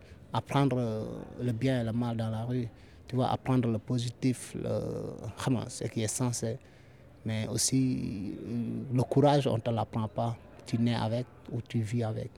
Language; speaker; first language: French; non-native, local second language; Fula